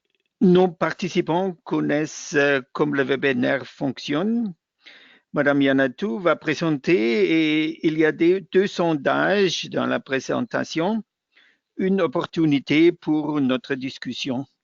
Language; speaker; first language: French; non-native, fluent; German